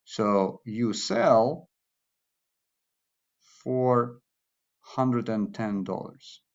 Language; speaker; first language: English; non-native, fluent; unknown